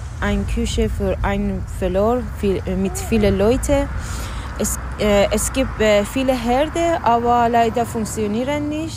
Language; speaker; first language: German; non-native, learner; Persian